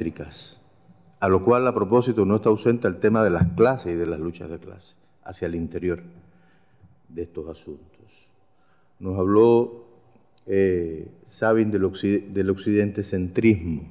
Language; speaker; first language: Spanish; native; Spanish